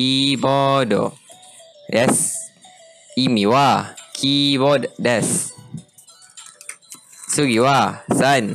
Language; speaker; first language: Japanese; non-native, learner; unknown